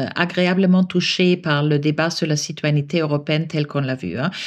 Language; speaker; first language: French; non-native, fluent; German